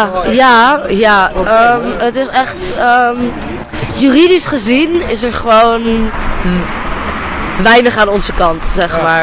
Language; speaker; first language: Dutch; native; Dutch